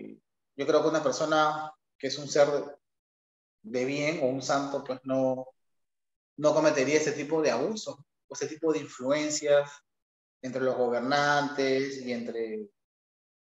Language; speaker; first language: Spanish; native; Spanish